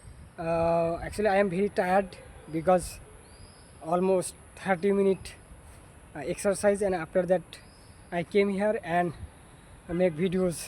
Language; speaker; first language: English; non-native, learner; Bangla